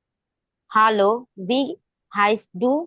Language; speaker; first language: German; non-native, learner; Bangla